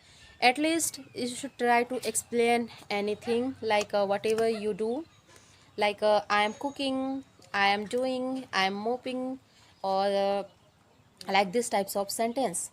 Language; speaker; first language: English; non-native, learner; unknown